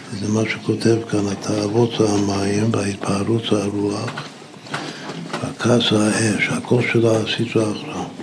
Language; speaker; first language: Hebrew; non-native, fluent; English